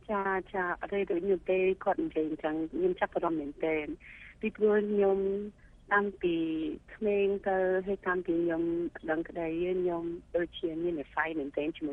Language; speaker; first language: Khmer; early bilingual, heritage; Khmer